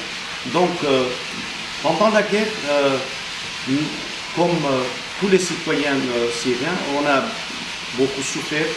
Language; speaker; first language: French; non-native, fluent; Armenian